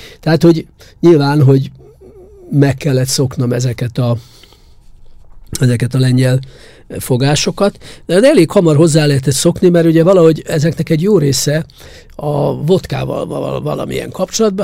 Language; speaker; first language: Hungarian; native; Hungarian